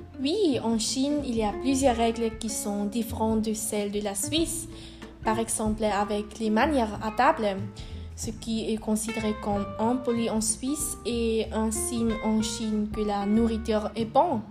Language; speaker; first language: French; non-native, learner; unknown